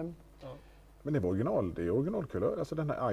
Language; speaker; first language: Swedish; native; Swedish